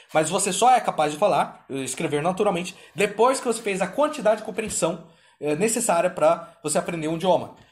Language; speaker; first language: Portuguese; native; Portuguese